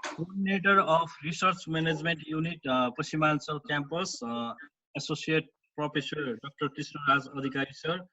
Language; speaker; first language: English; non-native, local second language; Nepali